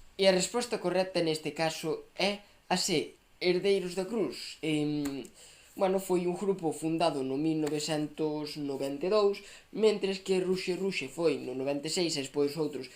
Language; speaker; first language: Galician; non-native, local second language; Spanish